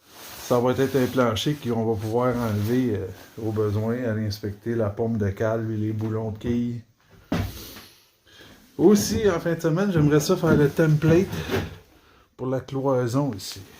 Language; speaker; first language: French; native; French